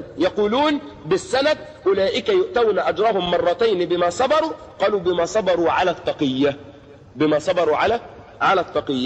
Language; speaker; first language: Arabic; native; Arabic